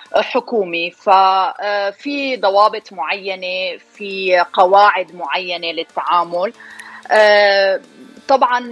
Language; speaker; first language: Arabic; native; Arabic